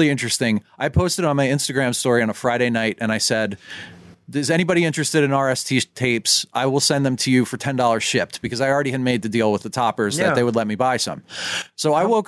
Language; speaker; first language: English; native; English